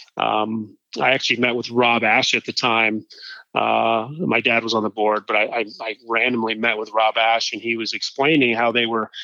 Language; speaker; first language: English; native; English